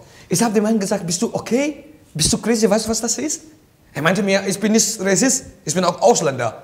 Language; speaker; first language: German; non-native, learner; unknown